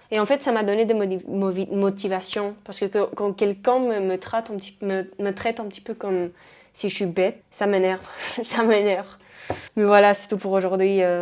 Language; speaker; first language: French; non-native, fluent; Spanish